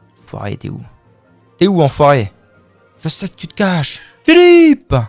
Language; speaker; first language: French; native; French